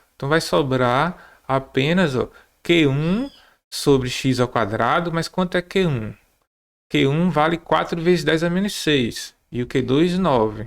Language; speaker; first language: Portuguese; native; Portuguese